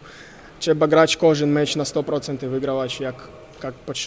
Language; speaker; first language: Polish; non-native, learner; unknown